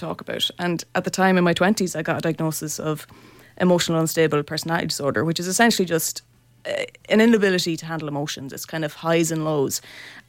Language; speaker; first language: English; native; English